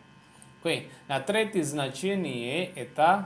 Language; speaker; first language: Russian; non-native, learner; Javanese